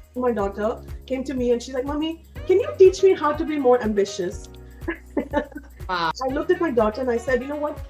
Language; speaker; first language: English; non-native, local second language; Hindi